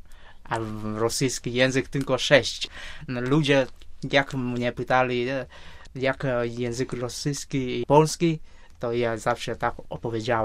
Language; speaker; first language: Polish; non-native, fluent; Vietnamese